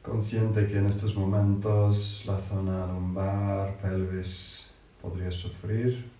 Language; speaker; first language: Spanish; non-native, fluent; English